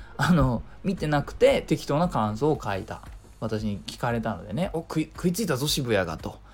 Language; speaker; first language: Japanese; native; Japanese